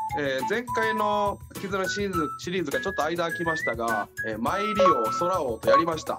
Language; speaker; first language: Japanese; native; Japanese